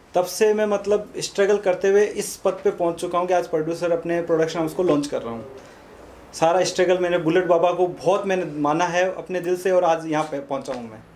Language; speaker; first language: Hindi; native; Hindi